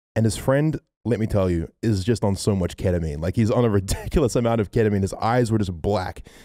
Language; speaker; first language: English; native; English